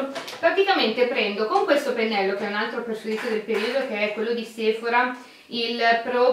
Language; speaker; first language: Italian; native; Italian